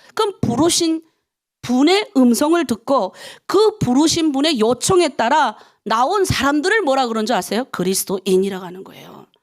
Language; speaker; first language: Korean; native; Korean